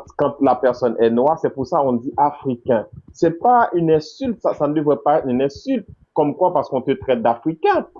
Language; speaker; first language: French; non-native, local second language; Haitian Creole